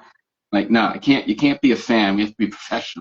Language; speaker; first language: English; native; English